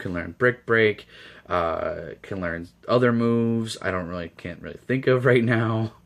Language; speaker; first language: English; native; English